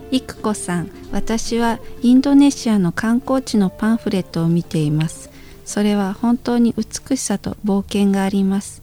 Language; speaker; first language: Japanese; non-native, fluent; Indonesian